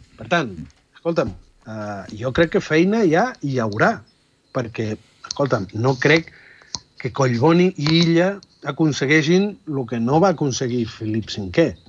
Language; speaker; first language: Catalan; non-native, fluent; Spanish